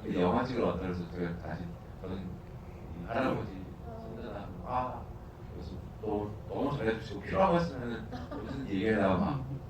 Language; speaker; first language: Korean; early bilingual, heritage; Korean